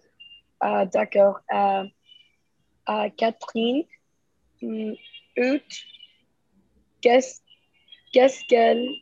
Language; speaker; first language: French; non-native, learner; Spanish